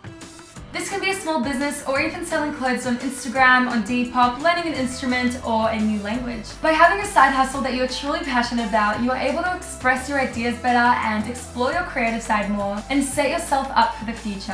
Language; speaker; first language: English; native; English